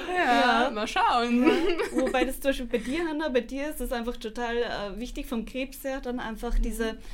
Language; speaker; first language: German; native; German